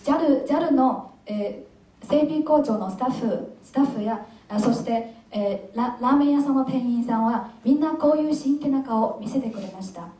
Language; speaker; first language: Japanese; non-native, fluent; Chinese